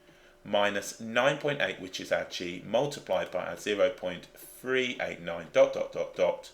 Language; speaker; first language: English; native; English